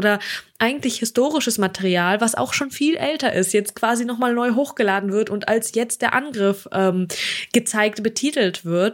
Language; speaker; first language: German; early bilingual, other home language; Russian